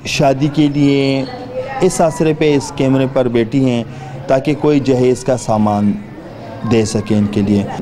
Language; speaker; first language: Urdu; non-native, local second language; Punjabi